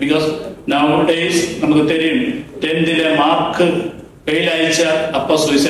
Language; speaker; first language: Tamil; non-native, learner; Malayalam